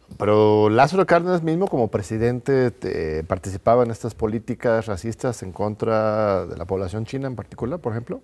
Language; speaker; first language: Spanish; non-native, fluent; English